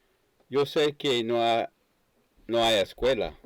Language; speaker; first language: Spanish; non-native, fluent; English